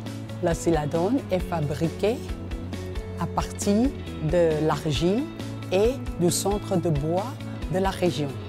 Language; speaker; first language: French; non-native, learner; Thai